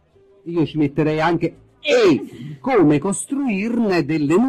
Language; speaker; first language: Italian; native; Italian